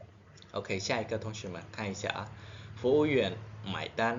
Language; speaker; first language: Chinese; non-native, fluent; Khmer